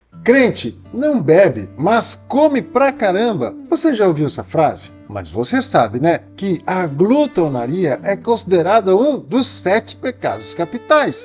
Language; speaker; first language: Portuguese; native; Portuguese